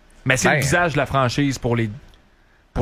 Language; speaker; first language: French; native; French